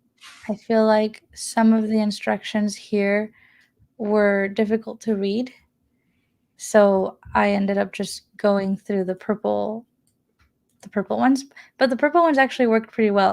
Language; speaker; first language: English; native; English